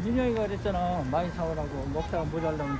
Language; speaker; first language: Korean; native; Korean